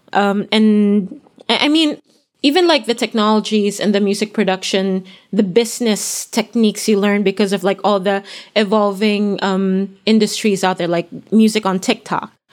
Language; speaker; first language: English; non-native, local second language; Filipino